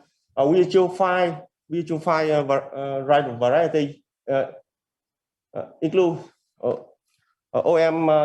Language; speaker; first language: English; non-native, learner; Vietnamese